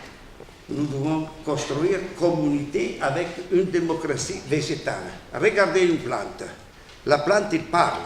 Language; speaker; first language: French; non-native, fluent; Italian